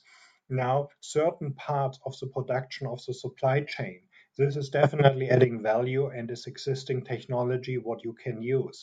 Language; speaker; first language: English; non-native, fluent; German